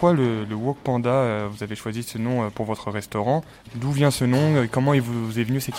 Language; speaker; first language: French; native; French